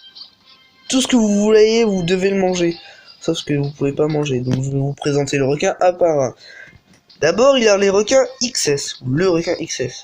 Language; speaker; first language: French; native; French